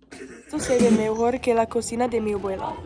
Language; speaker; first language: Spanish; non-native, learner; English